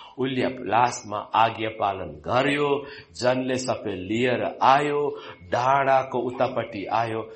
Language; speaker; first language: Nepali; non-native, fluent; Malayalam